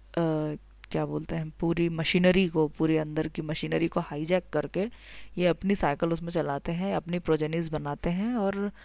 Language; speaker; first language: Hindi; native; Hindi